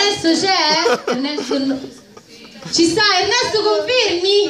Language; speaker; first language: Italian; native; Italian